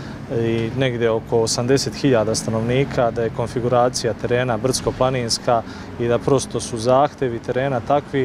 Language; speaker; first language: Serbian; native; Serbian